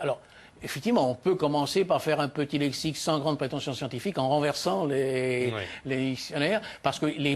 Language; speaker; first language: French; native; French